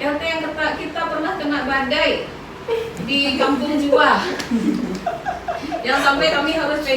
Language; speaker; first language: Indonesian; non-native, local second language; Minangkabau